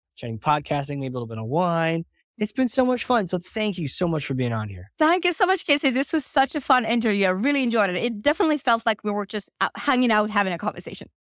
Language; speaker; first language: English; non-native, fluent; Finnish